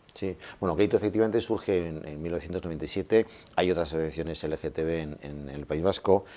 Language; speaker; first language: Spanish; non-native, local second language; Basque